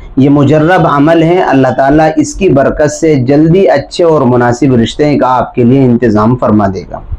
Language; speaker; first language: Hindi; native; Hindi